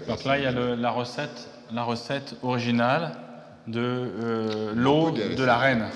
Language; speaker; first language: French; native; French